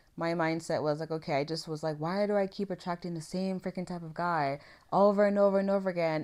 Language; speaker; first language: English; native; English